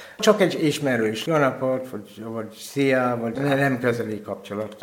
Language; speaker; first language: Hungarian; non-native, learner; English